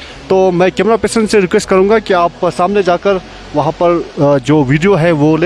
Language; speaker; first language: Hindi; native; Hindi